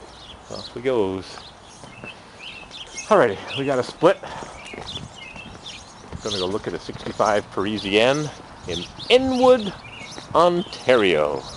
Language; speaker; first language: English; native; English